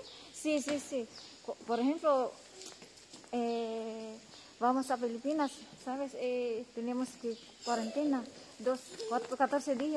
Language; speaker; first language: Spanish; non-native, learner; Filipino